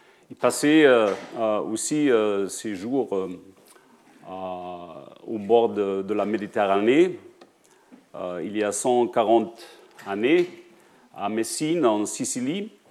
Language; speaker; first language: French; non-native, fluent; German